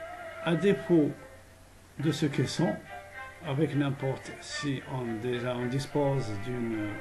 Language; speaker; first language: French; non-native, local second language; Arabic